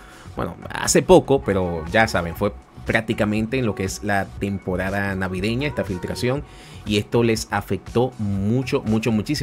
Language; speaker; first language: Spanish; native; Spanish